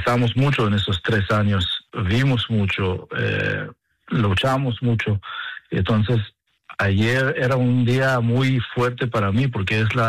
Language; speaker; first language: Spanish; non-native, learner; Hebrew